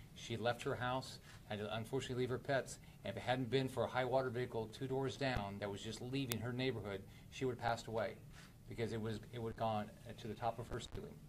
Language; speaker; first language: English; native; English